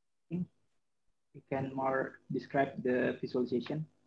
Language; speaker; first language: English; non-native, learner; Indonesian